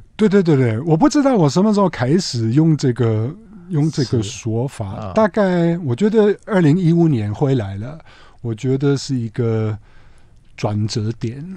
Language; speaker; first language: Chinese; non-native, fluent; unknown